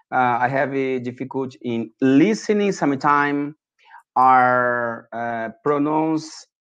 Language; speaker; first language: English; non-native, learner; Portuguese